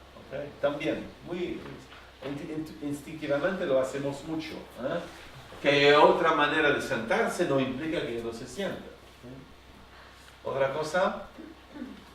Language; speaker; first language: Spanish; non-native, fluent; French